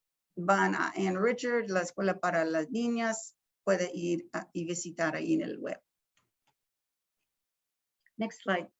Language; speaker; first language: Spanish; early bilingual, heritage; Spanish